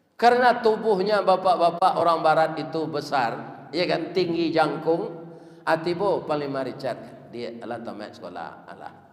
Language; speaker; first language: Malay; non-native, local second language; Minangkabau